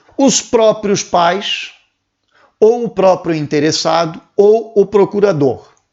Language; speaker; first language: Portuguese; native; Portuguese